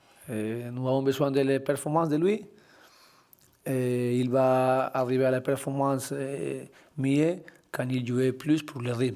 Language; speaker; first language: French; non-native, learner; Spanish